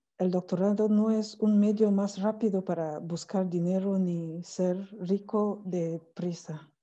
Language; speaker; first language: Spanish; non-native, fluent; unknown